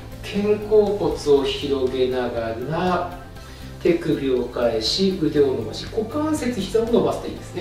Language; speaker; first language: Japanese; native; Japanese